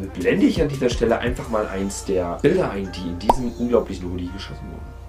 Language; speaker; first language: German; native; German